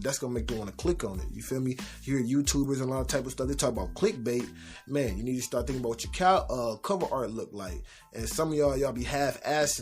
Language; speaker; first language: English; native; English